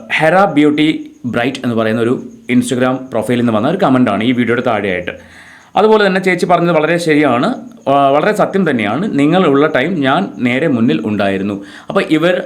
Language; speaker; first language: Malayalam; native; Malayalam